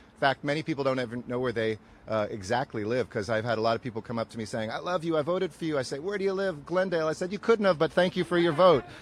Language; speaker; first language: English; native; English